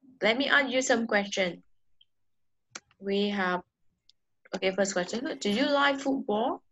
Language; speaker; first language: English; non-native, learner; Vietnamese